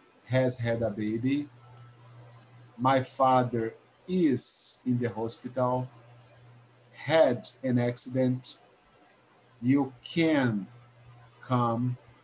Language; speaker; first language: English; non-native, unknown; Portuguese